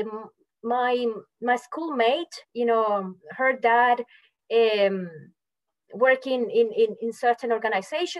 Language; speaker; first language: English; non-native, fluent; Spanish